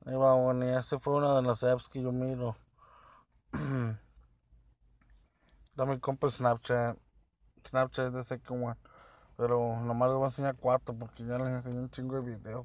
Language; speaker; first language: Spanish; early bilingual, heritage; Spanish